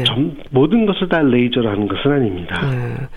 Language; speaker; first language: Korean; native; Korean